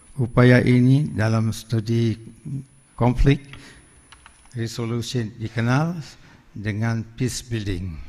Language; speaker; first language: Indonesian; non-native, local second language; Achinese